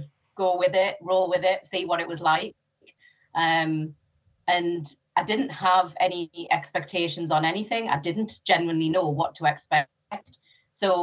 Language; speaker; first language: English; native; English